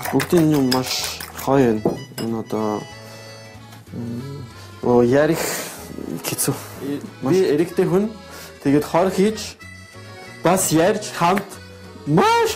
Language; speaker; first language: Mongolian; non-native, learner; French